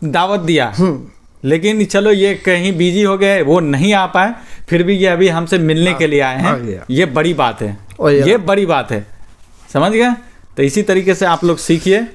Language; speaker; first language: Hindi; native; Hindi